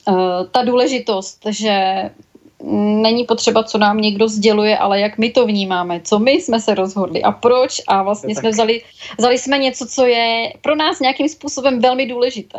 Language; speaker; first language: Czech; native; Czech